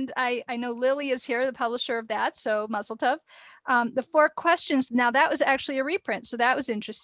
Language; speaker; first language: English; native; English